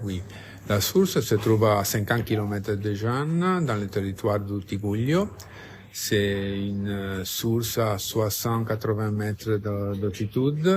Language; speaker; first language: French; non-native, fluent; Italian